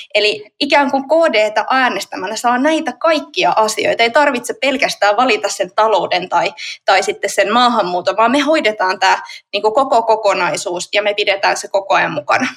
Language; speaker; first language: Finnish; native; Finnish